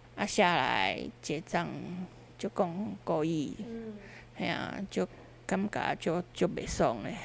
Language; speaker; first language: Chinese; native; Chinese